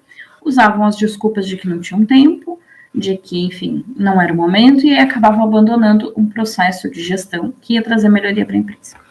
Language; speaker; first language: Portuguese; native; Portuguese